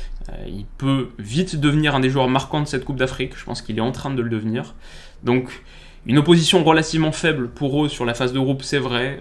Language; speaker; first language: French; native; French